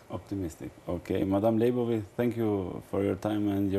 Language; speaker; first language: English; non-native, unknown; Albanian